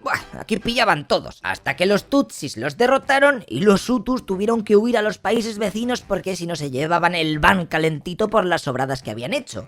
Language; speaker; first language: Spanish; native; Spanish